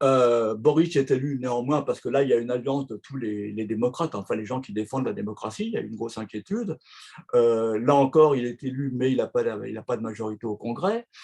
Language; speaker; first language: French; native; French